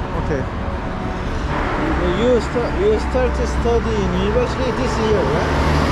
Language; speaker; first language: English; non-native, learner; Korean